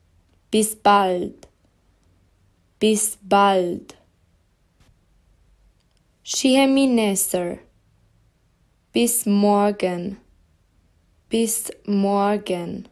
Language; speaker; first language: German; non-native, fluent; Albanian